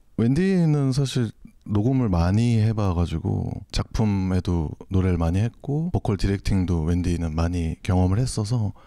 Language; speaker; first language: Korean; native; Korean